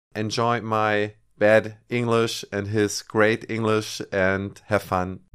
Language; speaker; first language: English; non-native, fluent; German